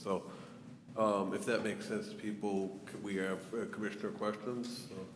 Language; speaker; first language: English; native; English